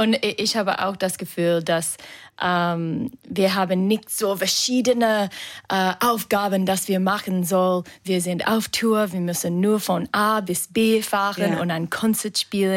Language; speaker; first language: German; non-native, learner; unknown